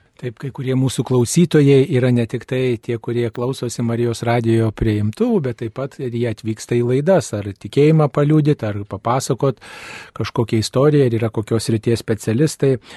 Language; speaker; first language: Lithuanian; native; Lithuanian